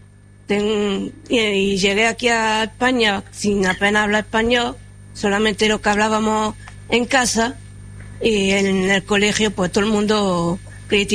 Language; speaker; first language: Spanish; non-native, fluent; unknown